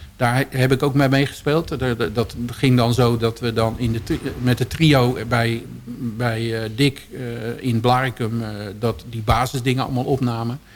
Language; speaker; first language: Dutch; native; Dutch